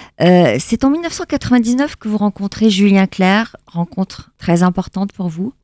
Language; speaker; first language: French; native; French